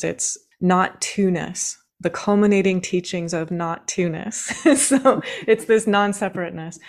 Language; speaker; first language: English; native; English